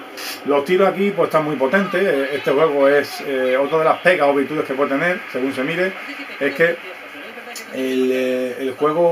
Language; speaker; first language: Spanish; native; Spanish